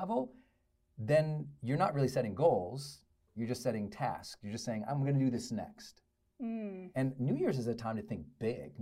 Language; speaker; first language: English; native; English